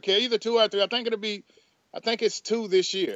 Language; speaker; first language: English; native; English